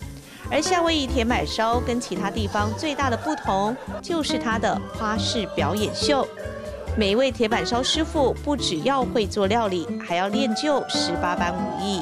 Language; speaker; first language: Chinese; native; Chinese